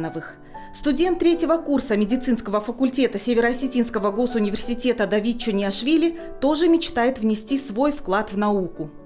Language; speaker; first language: Russian; native; Russian